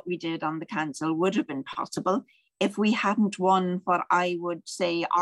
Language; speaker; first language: English; native; English